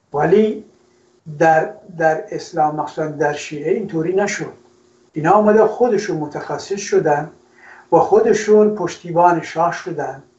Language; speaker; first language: Persian; non-native, local second language; Kurdish